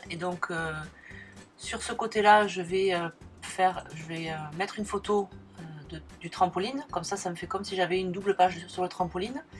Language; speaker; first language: French; native; French